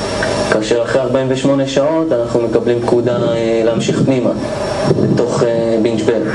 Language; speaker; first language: Hebrew; native; Hebrew